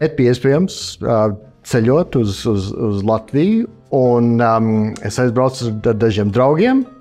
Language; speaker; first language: Latvian; early bilingual, heritage; Latvian